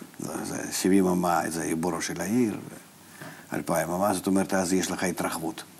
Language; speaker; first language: Hebrew; non-native, fluent; Russian